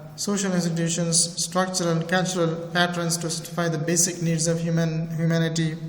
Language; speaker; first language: English; non-native, fluent; Persian